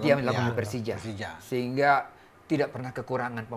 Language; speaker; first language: Indonesian; native; Indonesian